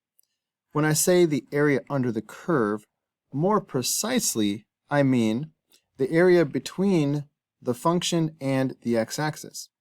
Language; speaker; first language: English; native; English